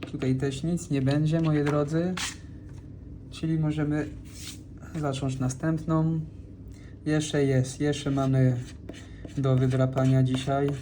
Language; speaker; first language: Polish; non-native, fluent; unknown